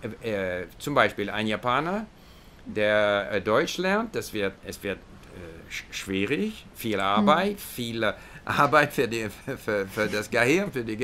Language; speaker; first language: German; non-native, learner; English